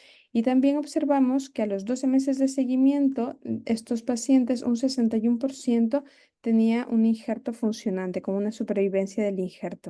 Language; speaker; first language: Spanish; native; Spanish